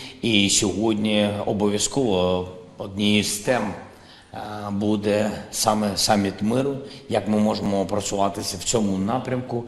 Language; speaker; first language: Ukrainian; non-native, local second language; Russian